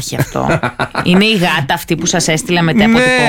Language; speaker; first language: Greek; native; Greek